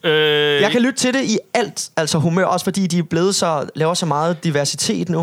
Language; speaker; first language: Danish; native; Danish